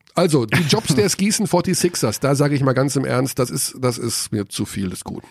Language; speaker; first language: German; native; German